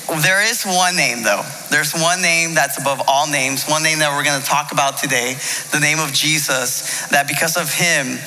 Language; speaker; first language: English; native; English